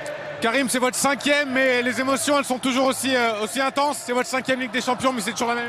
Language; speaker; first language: French; native; French